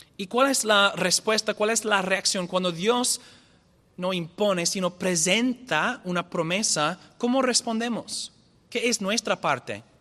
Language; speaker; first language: Spanish; non-native, fluent; English